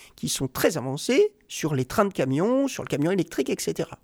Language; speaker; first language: French; native; French